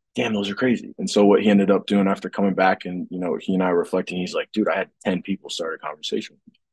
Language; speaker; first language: English; native; English